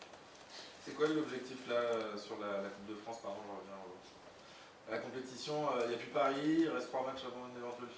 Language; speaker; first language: French; native; French